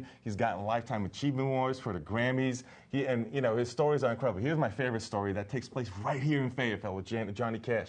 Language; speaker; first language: English; native; English